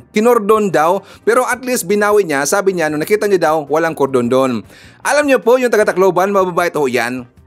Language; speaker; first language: Filipino; non-native, local second language; Cebuano